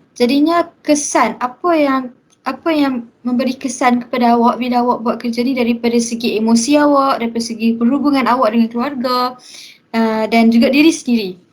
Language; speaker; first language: Malay; native; Malay